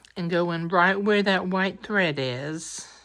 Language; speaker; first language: English; native; English